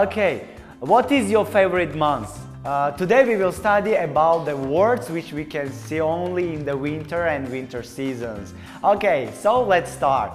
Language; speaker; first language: English; non-native, learner; Tajik